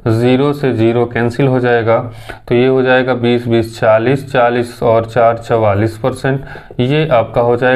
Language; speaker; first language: Hindi; native; Hindi